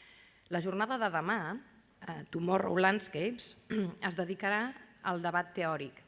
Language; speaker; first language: Catalan; native; Catalan